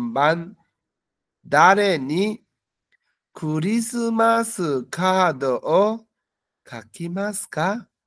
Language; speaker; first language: Japanese; non-native, fluent; Bangla